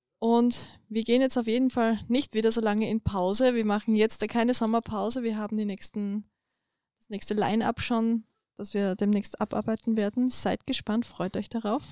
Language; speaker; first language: German; native; German